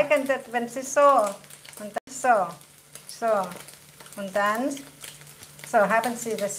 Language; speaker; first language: German; non-native, learner; Thai